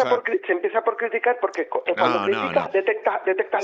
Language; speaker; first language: Spanish; native; Spanish